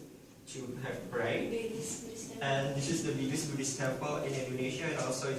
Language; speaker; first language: English; non-native, learner; Indonesian